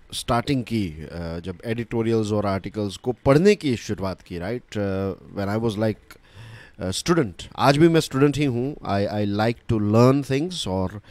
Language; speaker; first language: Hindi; non-native, local second language; Gujarati